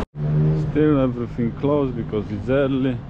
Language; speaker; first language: English; non-native, learner; Polish